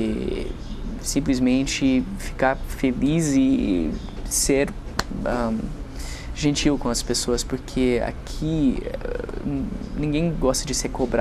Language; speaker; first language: Portuguese; non-native, fluent; English